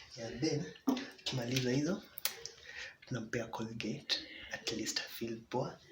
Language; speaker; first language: Swahili; native; Swahili